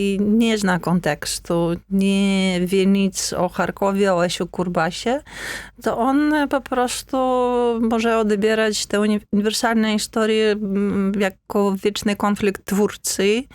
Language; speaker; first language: Polish; non-native, fluent; Ukrainian